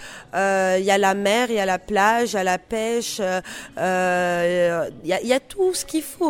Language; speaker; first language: French; non-native, local second language; Arabic